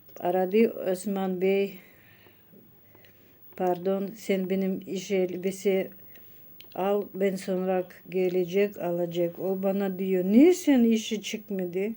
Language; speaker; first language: Turkish; non-native, learner; Russian